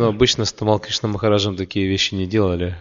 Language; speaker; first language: Russian; native; Russian